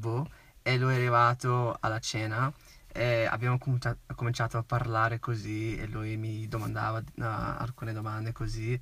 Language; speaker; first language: Italian; non-native, fluent; English